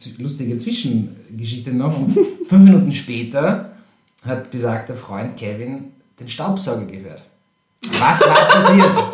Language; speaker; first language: German; native; German